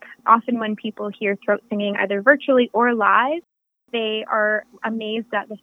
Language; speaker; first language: English; native; English